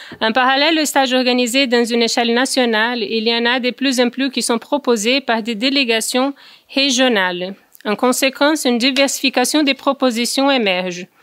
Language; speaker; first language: French; non-native, fluent; Portuguese